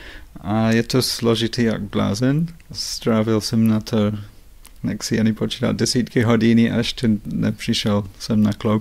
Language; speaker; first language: Czech; non-native, fluent; English